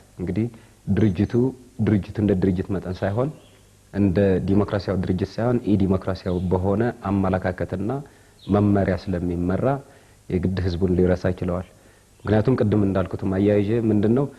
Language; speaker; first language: Amharic; non-native, local second language; Tigrinya